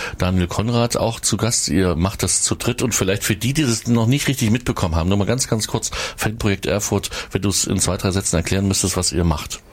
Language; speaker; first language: German; native; German